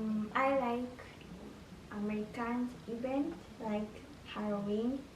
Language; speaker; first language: English; non-native, learner; Japanese